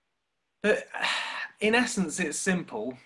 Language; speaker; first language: English; native; English